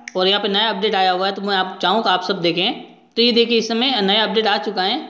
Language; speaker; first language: Hindi; native; Hindi